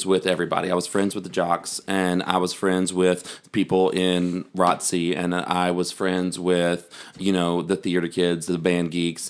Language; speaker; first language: English; native; English